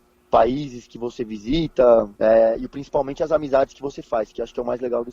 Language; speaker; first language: Portuguese; native; Portuguese